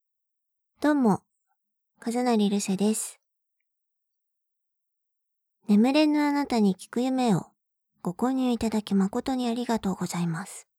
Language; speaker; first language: Japanese; native; Japanese